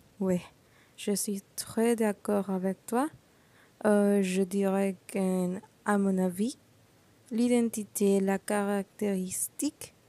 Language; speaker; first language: French; non-native, learner; Spanish